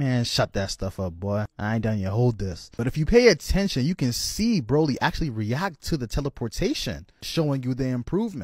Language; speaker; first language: English; native; English